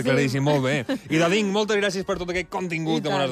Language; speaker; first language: Catalan; native; Catalan